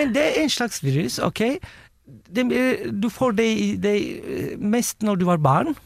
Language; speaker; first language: Norwegian; non-native, fluent; Turkish